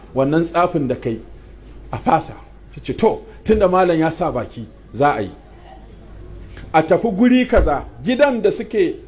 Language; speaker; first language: Hausa; native; Hausa